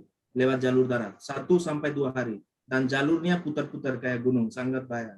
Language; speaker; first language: Indonesian; non-native, fluent; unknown